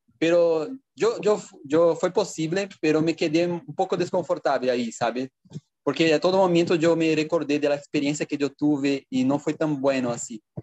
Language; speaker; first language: Spanish; non-native, learner; Portuguese